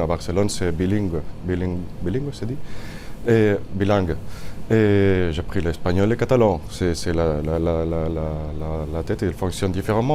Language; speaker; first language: French; non-native, fluent; Spanish